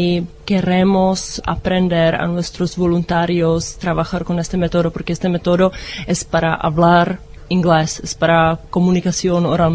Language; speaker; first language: Spanish; non-native, learner; Czech